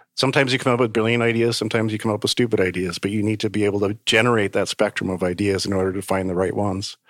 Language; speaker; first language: English; native; English